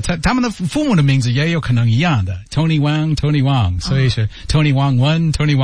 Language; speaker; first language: Chinese; non-native, learner; English